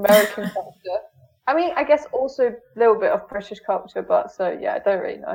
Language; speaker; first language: English; non-native, fluent; German